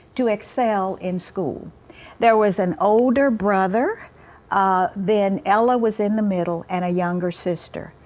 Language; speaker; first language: English; native; English